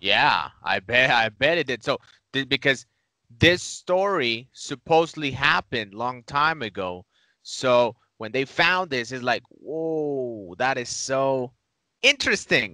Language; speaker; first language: English; non-native, fluent; Spanish